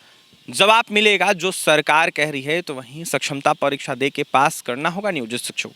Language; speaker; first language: Hindi; native; Hindi